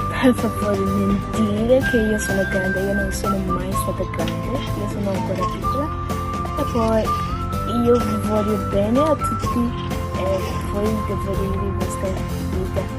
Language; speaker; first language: Italian; non-native, learner; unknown